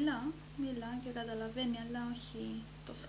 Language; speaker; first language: Greek; early bilingual, heritage; Greek